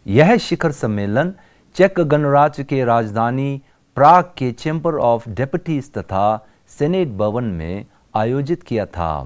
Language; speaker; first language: Hindi; non-native, local second language; Tibetan